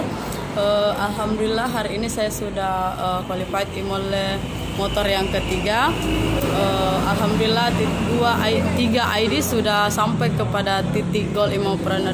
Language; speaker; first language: Indonesian; native; Indonesian